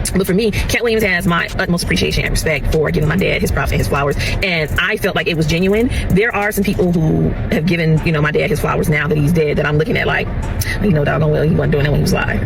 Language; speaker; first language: English; native; English